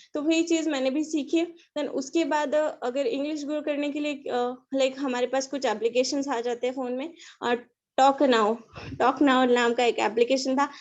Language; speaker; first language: Hindi; non-native, local second language; Marathi